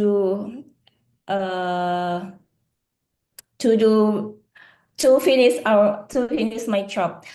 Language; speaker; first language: English; non-native, learner; Indonesian